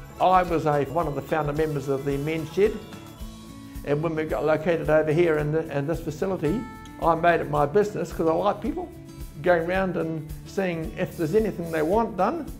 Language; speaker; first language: English; native; English